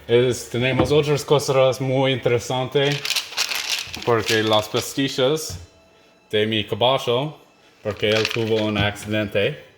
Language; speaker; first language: Spanish; non-native, learner; English